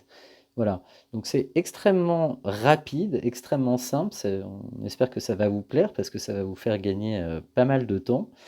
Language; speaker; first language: French; native; French